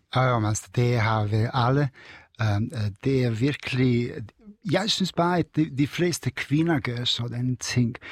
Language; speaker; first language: Danish; non-native, fluent; Serbian